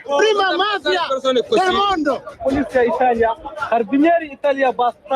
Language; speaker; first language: Italian; non-native, learner; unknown